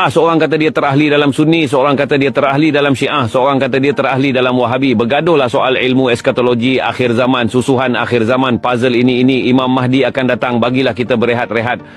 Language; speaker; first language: Malay; native; Malay